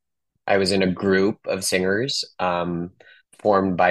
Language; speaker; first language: English; non-native, local second language; Filipino